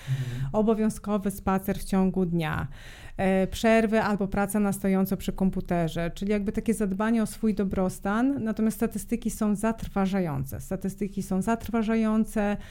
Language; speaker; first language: Polish; non-native, fluent; Serbian